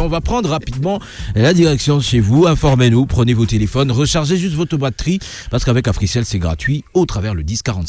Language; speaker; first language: French; non-native, local second language; Lingala